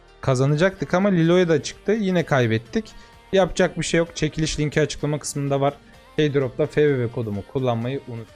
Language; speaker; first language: Turkish; native; Turkish